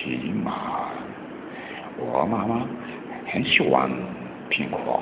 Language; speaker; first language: Chinese; non-native, learner; Portuguese